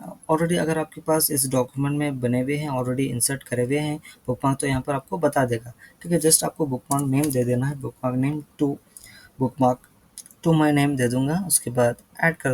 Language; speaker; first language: Hindi; native; Hindi